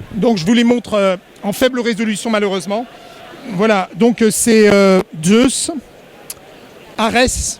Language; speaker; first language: French; native; French